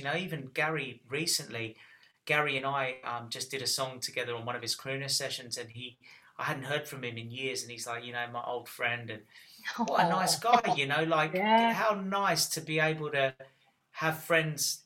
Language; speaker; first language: English; native; English